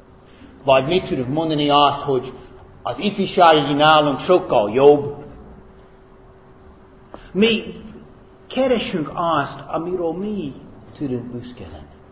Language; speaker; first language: Hungarian; non-native, fluent; English